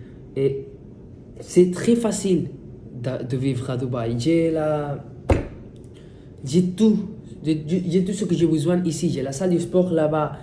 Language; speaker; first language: French; non-native, fluent; Spanish